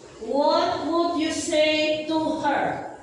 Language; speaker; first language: English; non-native, fluent; Indonesian